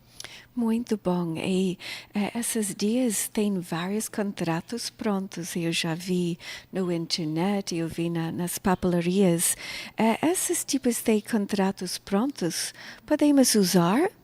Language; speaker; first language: Portuguese; non-native, learner; English